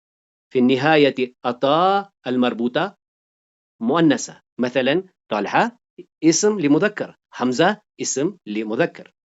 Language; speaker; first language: Arabic; non-native, fluent; Urdu